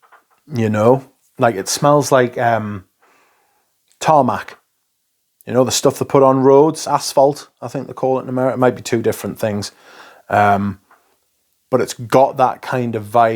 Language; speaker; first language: English; native; English